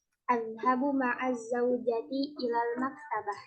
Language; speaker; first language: Arabic; non-native, learner; Indonesian